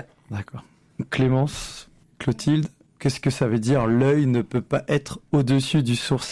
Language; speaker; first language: French; native; French